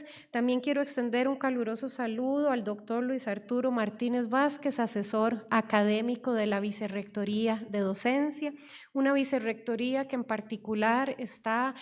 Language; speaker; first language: Spanish; native; Spanish